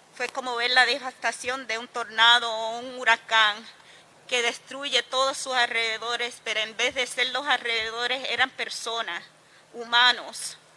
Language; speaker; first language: Spanish; early bilingual, heritage; Spanish